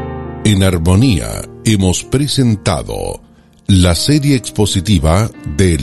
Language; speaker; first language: Spanish; native; Spanish